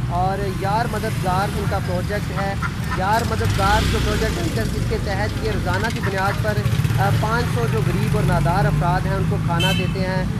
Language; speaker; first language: Urdu; non-native, local second language; Punjabi